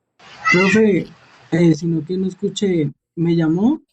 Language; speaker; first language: Spanish; native; Spanish